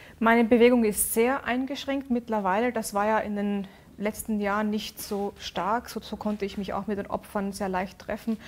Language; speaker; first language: German; early bilingual, other home language; Urdu